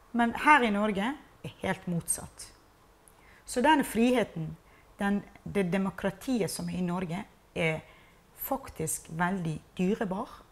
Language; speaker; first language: Norwegian; non-native, fluent; Persian